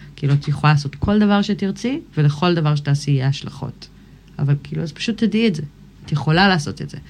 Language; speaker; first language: Hebrew; early bilingual, other home language; English